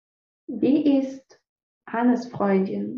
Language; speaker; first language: German; non-native, fluent; Russian